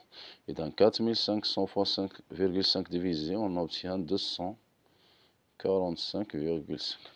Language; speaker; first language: French; non-native, local second language; Arabic